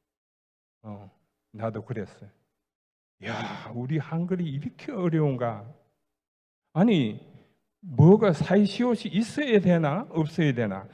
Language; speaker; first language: Korean; native; Korean